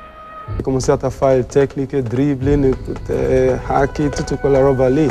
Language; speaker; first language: Italian; non-native, fluent; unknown